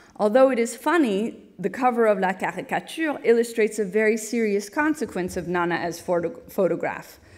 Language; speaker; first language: English; native; English